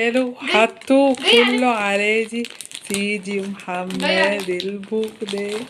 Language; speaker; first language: Arabic; native; Arabic